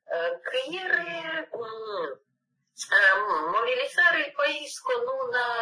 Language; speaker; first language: Spanish; non-native, fluent; Russian